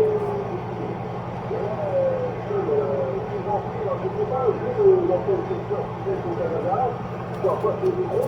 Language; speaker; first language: French; native; French